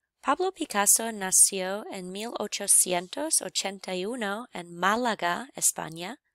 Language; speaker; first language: Spanish; non-native, fluent; English